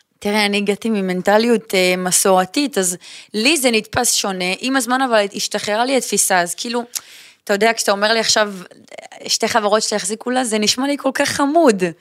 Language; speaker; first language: Hebrew; native; Hebrew